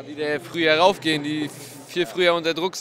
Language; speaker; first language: German; native; German